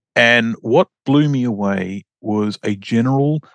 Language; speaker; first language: English; native; English